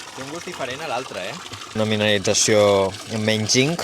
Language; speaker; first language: Catalan; native; Catalan